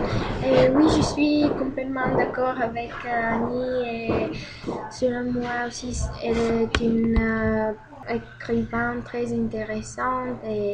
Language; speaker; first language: French; non-native, learner; Bulgarian